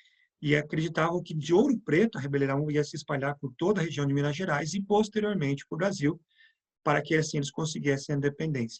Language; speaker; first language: Portuguese; native; Portuguese